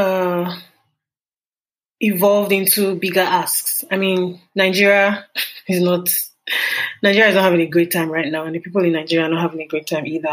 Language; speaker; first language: English; non-native, local second language; Yoruba